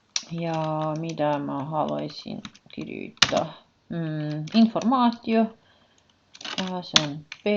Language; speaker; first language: Finnish; non-native, learner; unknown